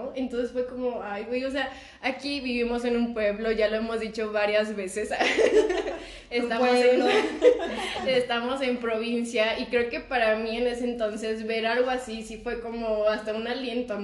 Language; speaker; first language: Spanish; native; Spanish